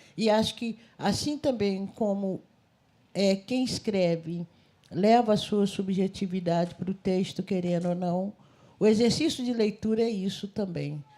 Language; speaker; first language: Portuguese; native; Portuguese